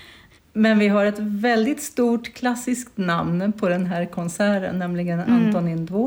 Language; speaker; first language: Swedish; native; Swedish